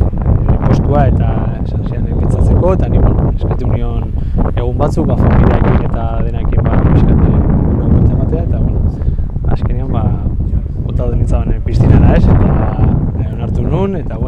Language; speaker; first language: Basque; non-native, local second language; Spanish